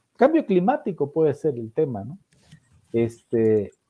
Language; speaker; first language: Spanish; native; Spanish